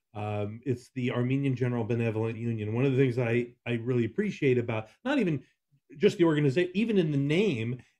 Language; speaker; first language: English; native; English